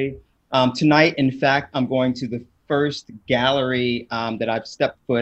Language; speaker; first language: English; native; English